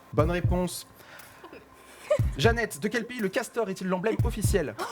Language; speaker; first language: French; native; French